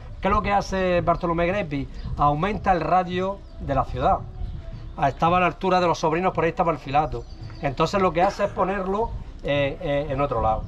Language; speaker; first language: Spanish; native; Spanish